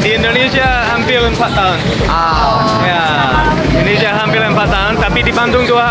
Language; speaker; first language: Indonesian; non-native, learner; English